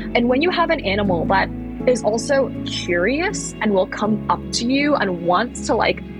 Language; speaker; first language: English; early bilingual, other home language; Thai